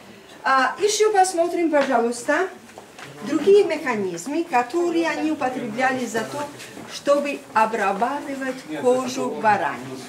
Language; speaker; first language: Russian; non-native, fluent; Albanian